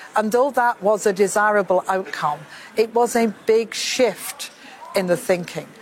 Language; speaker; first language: English; native; English